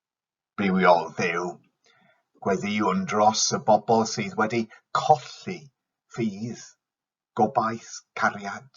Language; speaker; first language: Welsh; non-native, fluent; English